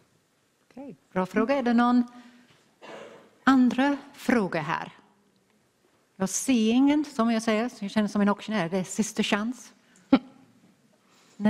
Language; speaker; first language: Swedish; non-native, fluent; English